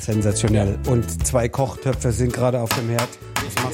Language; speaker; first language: German; native; German